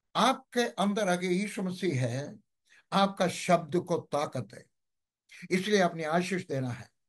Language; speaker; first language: Hindi; non-native, local second language; Malayalam